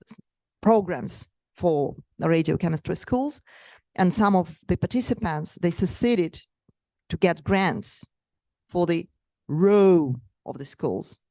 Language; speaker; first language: English; non-native, fluent; Russian